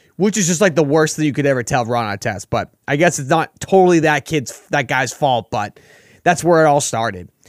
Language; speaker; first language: English; native; English